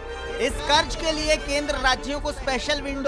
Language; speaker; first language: Hindi; native; Hindi